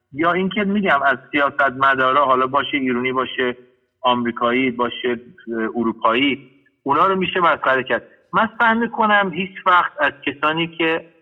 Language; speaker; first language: Persian; early bilingual, heritage; Persian